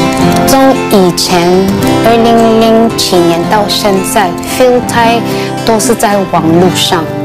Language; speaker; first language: Chinese; non-native, fluent; Cebuano